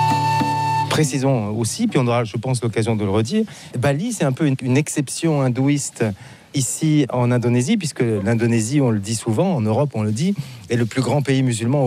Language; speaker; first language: French; native; French